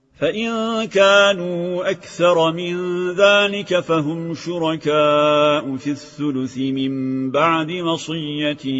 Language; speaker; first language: Arabic; non-native, fluent; Turkish